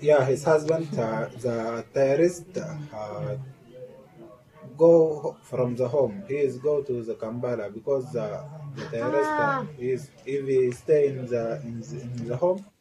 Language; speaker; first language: English; non-native, learner; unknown